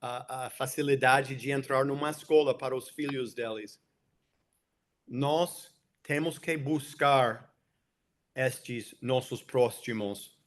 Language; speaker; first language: Portuguese; non-native, fluent; English